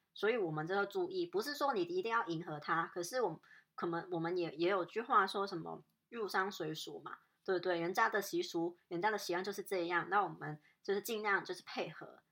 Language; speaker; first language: Chinese; non-native, local second language; Cantonese